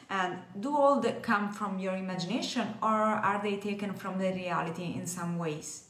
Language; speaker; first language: English; non-native, fluent; Italian